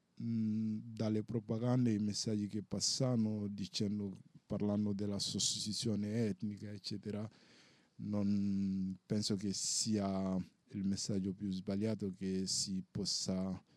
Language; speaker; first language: Italian; non-native, fluent; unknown